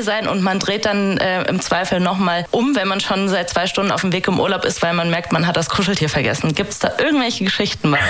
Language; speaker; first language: German; native; German